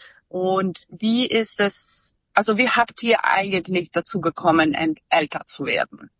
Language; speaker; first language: German; non-native, fluent; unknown